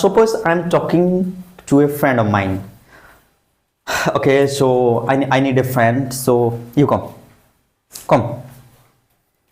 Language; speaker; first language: English; non-native, fluent; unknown